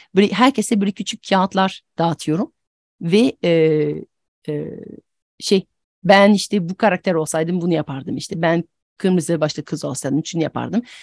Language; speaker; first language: Turkish; non-native, fluent; French